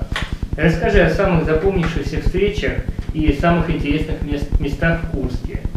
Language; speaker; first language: Russian; native; Russian